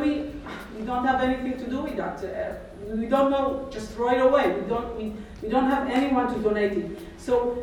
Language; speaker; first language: English; non-native, fluent; Hebrew